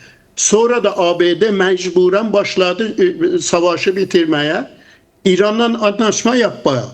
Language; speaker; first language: Turkish; non-native, fluent; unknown